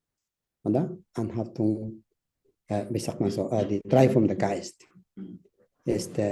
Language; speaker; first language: German; non-native, learner; Tibetan